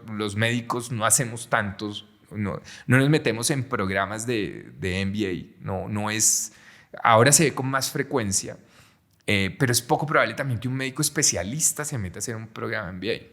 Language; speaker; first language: Spanish; native; Spanish